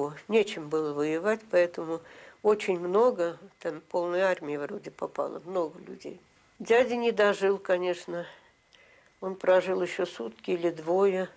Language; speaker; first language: Russian; native; Russian